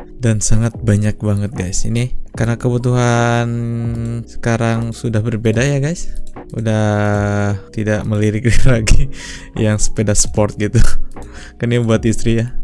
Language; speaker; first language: Indonesian; native; Indonesian